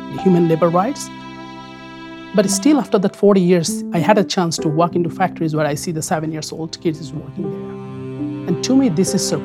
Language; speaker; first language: English; non-native, local second language; Bangla